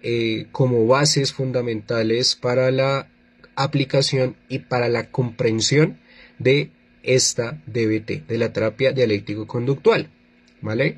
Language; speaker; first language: Spanish; native; Spanish